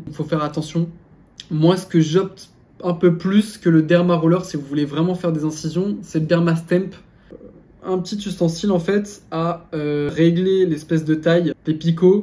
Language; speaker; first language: French; native; French